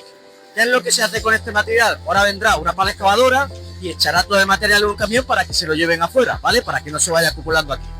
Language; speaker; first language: Spanish; native; Spanish